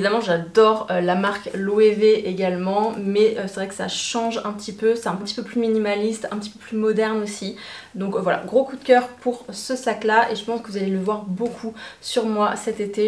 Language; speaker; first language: French; native; French